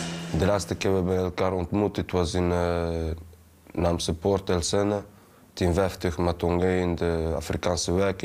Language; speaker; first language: Dutch; early bilingual, other home language; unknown